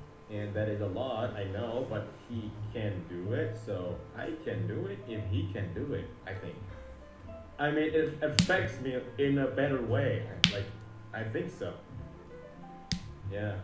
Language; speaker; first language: English; non-native, fluent; Indonesian